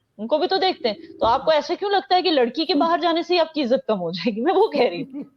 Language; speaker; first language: Hindi; non-native, local second language; Kashmiri